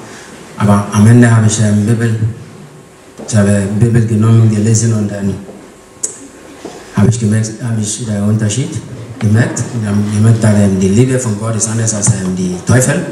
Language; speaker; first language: German; non-native, learner; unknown